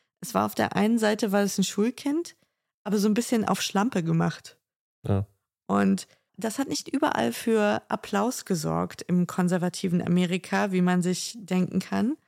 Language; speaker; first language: German; native; German